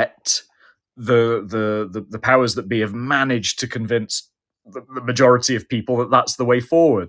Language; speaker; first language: English; native; English